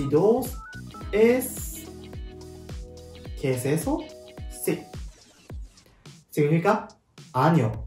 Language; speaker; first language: Spanish; non-native, learner; Japanese